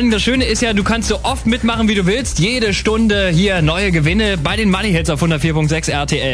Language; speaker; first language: German; native; German